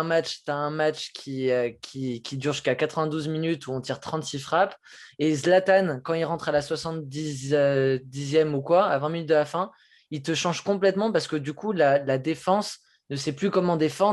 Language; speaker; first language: French; native; French